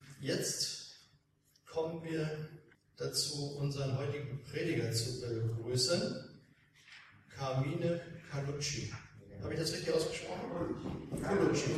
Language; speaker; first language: German; native; German